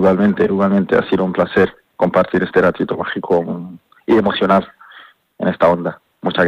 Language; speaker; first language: Spanish; non-native, fluent; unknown